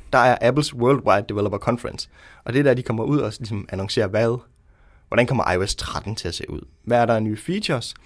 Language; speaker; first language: Danish; native; Danish